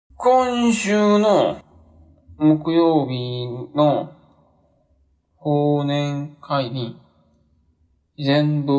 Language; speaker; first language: Japanese; non-native, learner; Korean